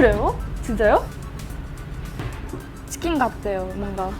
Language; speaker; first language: Korean; early bilingual, heritage; Japanese